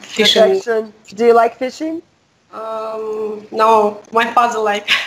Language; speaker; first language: English; non-native, learner; Russian